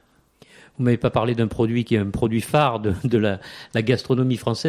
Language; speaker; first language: French; native; French